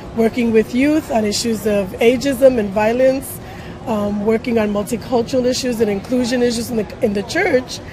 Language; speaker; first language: English; early bilingual, other home language; Spanish